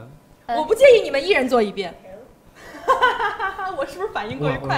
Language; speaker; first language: Chinese; native; Chinese